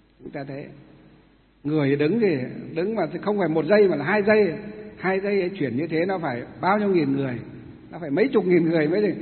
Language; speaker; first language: Vietnamese; non-native, local second language; Muong